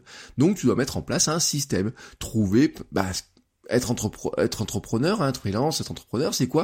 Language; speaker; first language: French; native; French